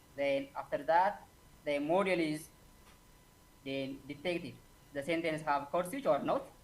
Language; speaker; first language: English; non-native, local second language; Amharic